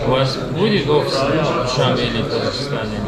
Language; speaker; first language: Russian; non-native, local second language; Tajik